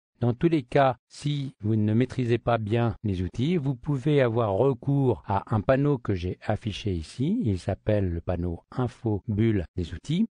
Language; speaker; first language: French; native; French